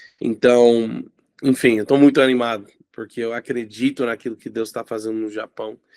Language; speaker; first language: Portuguese; non-native, fluent; English